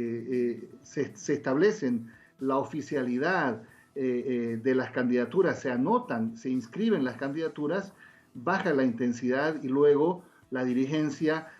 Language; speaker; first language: Spanish; native; Spanish